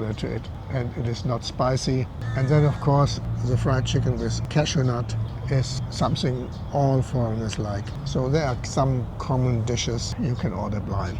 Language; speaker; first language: English; non-native, fluent; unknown